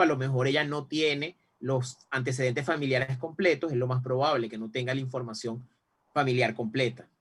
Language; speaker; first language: Spanish; native; Spanish